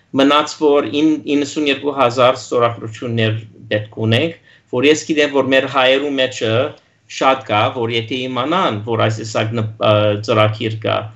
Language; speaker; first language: Armenian; early bilingual, heritage; Armenian